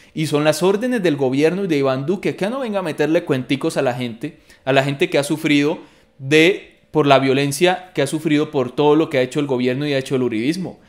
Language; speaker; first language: Spanish; native; Spanish